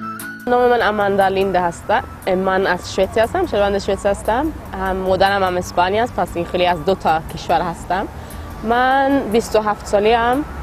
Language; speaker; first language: Persian; non-native, learner; Swedish